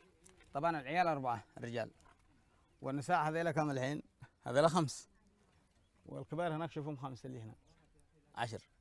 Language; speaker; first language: Arabic; native; Arabic